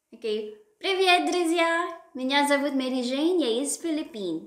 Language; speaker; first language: Russian; non-native, learner; Filipino